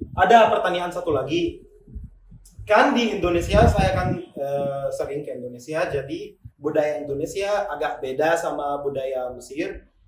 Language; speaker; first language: Indonesian; non-native, fluent; Arabic